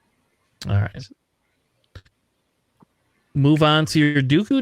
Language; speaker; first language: English; native; English